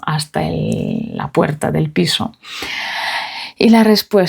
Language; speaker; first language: Spanish; non-native, fluent; Russian